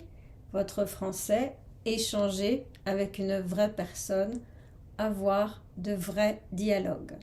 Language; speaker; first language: French; non-native, fluent; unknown